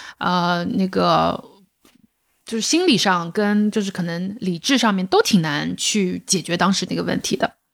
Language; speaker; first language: Chinese; native; Chinese